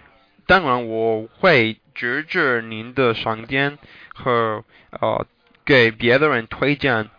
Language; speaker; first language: Chinese; non-native, learner; English